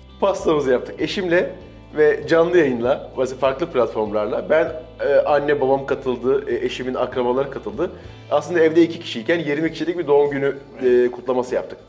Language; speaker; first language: Turkish; native; Turkish